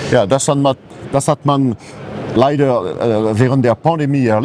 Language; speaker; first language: German; non-native, fluent; French